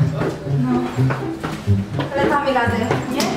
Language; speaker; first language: Polish; non-native, learner; Korean